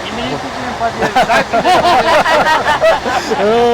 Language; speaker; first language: Russian; non-native, local second language; Kara-Kalpak